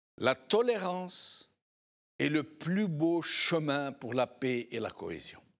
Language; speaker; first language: French; non-native, local second language; Arabic